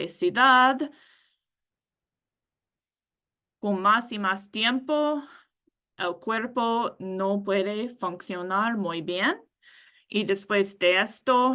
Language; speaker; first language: Spanish; non-native, learner; English